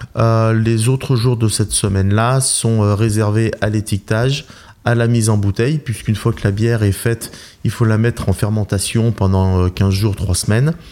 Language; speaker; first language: French; native; French